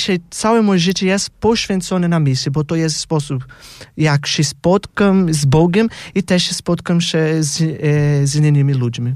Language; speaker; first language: Polish; non-native, fluent; Portuguese